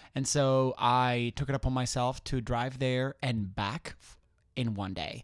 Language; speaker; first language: English; non-native, fluent; Spanish